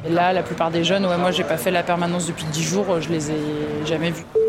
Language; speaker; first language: French; native; French